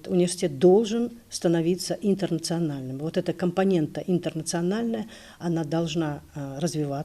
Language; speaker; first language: Russian; native; Russian